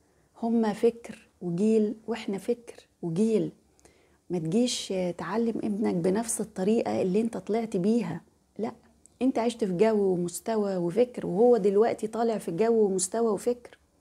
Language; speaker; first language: Arabic; native; Arabic